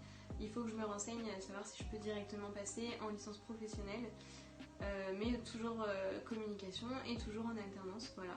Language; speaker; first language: French; native; French